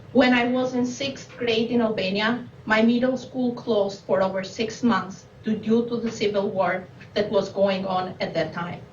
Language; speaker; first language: English; non-native, fluent; Albanian